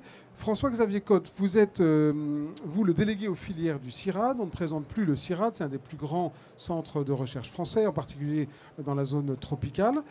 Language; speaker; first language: French; native; French